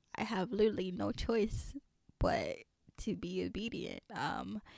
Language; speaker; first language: English; early bilingual, other home language; French